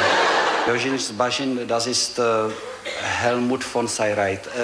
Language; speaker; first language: German; non-native, learner; Czech